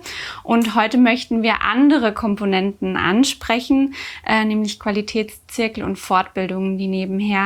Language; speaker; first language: German; native; German